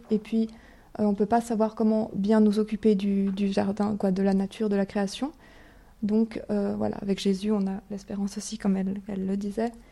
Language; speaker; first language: French; native; French